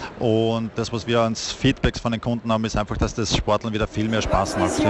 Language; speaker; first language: German; native; German